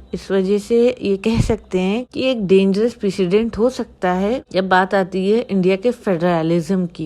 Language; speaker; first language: Hindi; native; Hindi